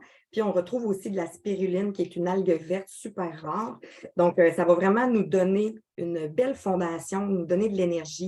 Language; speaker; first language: French; native; French